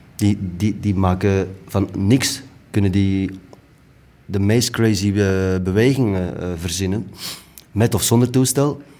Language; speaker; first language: Dutch; native; Dutch